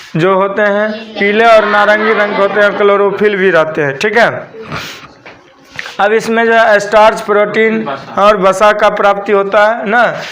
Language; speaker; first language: Hindi; native; Hindi